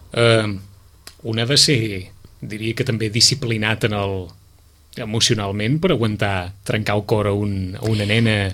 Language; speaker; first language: Catalan; native; Catalan